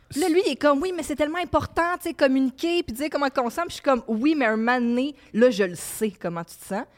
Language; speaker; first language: French; native; French